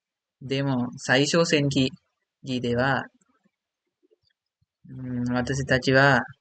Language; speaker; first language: Japanese; non-native, learner; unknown